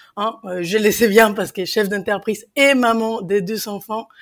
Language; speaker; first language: French; non-native, fluent; Spanish